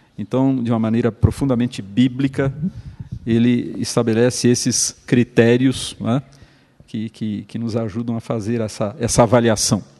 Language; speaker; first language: Portuguese; native; Portuguese